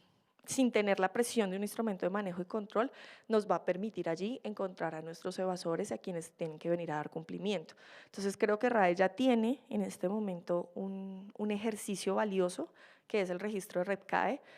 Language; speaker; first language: Spanish; native; Spanish